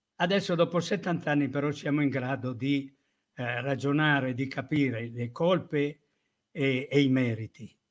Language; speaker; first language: Italian; native; Italian